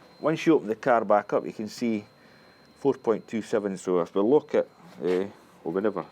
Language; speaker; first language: English; native; English